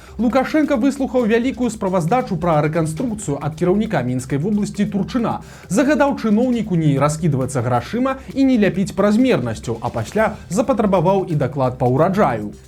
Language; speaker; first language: Belarusian; native; Belarusian